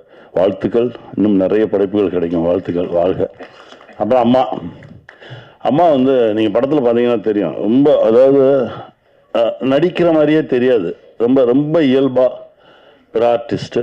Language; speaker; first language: Tamil; native; Tamil